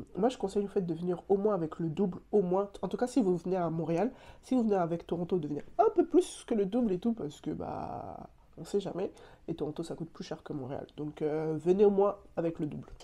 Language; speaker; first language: French; native; French